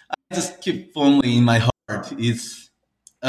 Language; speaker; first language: English; early bilingual, other home language; Korean